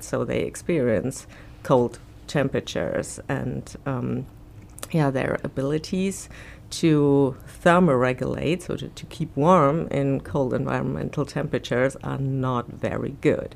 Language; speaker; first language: English; non-native, fluent; German